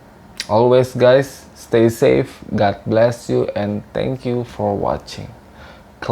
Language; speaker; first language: English; non-native, learner; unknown